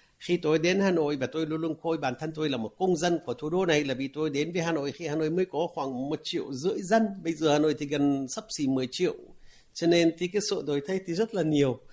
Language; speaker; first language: Vietnamese; non-native, fluent; Arabic